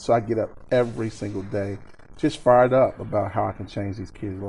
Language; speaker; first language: English; native; English